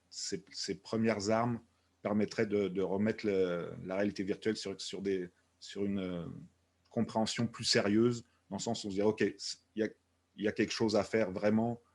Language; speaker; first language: French; native; French